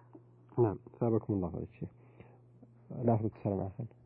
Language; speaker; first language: Arabic; native; Arabic